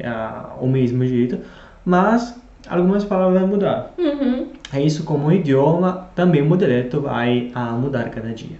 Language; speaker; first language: Portuguese; non-native, fluent; Italian